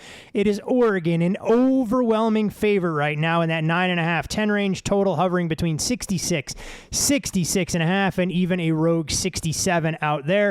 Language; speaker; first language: English; native; English